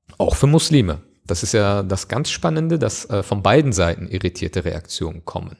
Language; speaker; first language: German; early bilingual, other home language; Turkish